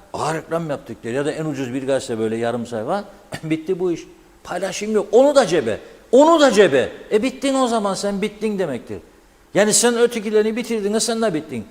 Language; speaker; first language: Turkish; native; Turkish